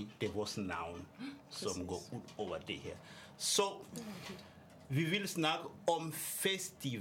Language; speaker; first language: Danish; non-native, learner; French